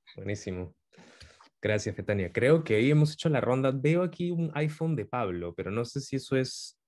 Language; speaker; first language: Spanish; native; Spanish